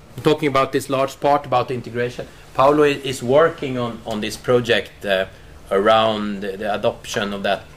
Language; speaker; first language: English; non-native, fluent; Swedish